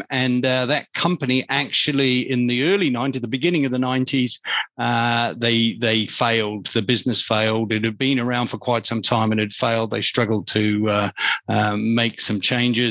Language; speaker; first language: English; native; English